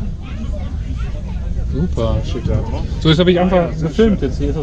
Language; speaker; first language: German; native; German